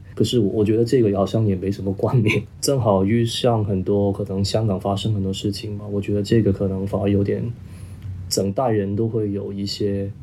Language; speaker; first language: Chinese; non-native, local second language; Cantonese